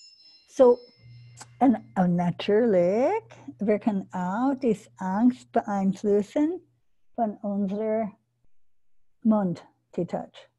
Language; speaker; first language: German; non-native, learner; English